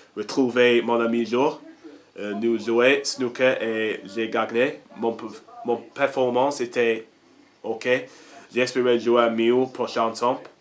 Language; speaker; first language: French; non-native, learner; English